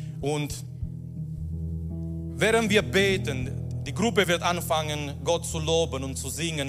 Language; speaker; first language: German; non-native, fluent; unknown